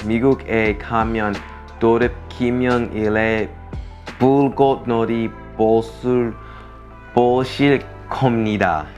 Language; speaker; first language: Korean; non-native, learner; English